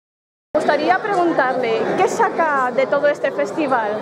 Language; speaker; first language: Spanish; native; Spanish